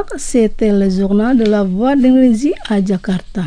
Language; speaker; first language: French; non-native, fluent; Indonesian